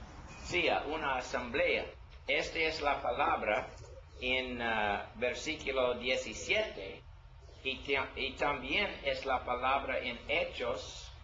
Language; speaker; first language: Spanish; non-native, learner; English